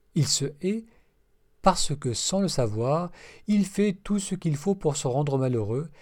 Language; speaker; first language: French; non-native, local second language; Arabic